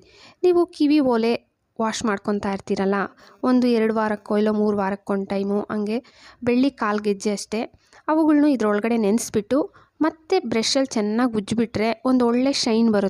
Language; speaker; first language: Kannada; native; Kannada